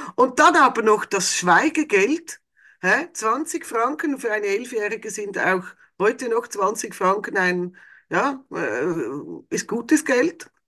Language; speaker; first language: German; native; German